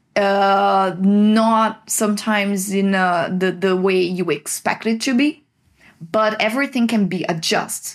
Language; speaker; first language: English; non-native, fluent; Portuguese